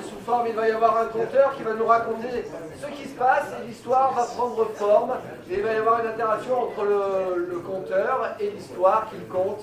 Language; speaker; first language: French; native; French